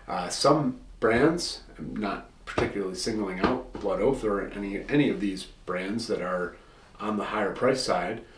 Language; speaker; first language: English; native; English